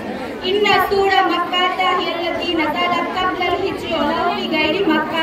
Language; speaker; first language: Arabic; non-native, learner; Bangla